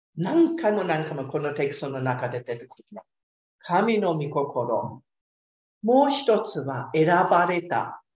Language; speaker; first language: Japanese; non-native, fluent; German